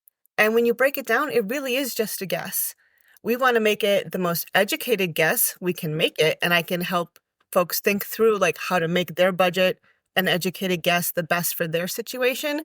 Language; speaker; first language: English; native; English